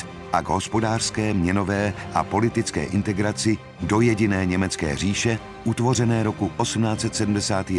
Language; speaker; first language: Czech; native; Czech